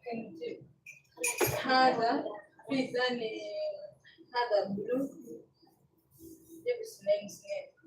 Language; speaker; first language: Arabic; non-native, learner; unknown